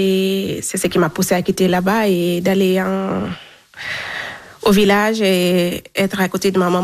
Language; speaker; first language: French; non-native, local second language; Fula